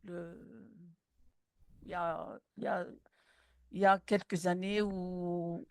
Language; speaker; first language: French; non-native, local second language; Malagasy